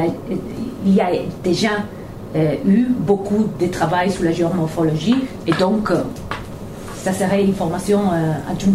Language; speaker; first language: French; non-native, fluent; Italian